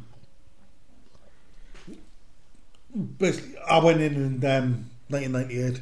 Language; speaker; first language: English; native; English